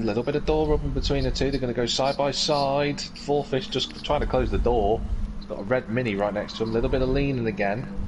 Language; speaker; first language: English; native; English